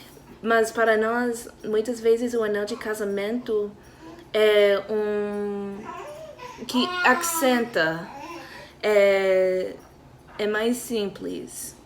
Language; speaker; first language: Portuguese; non-native, fluent; English